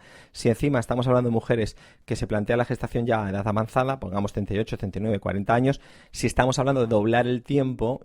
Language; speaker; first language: Spanish; native; Spanish